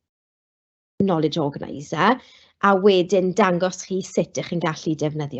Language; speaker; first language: Welsh; non-native, local second language; English